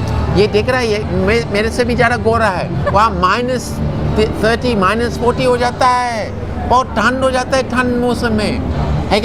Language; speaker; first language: Hindi; non-native, learner; English